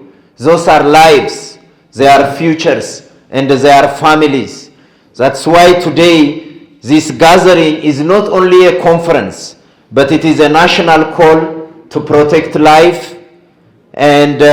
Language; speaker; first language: English; non-native, fluent; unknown